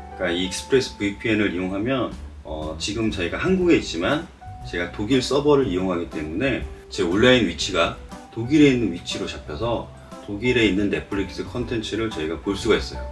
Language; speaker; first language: Korean; native; Korean